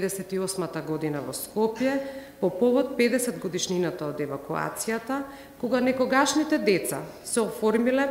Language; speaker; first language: Macedonian; native; Macedonian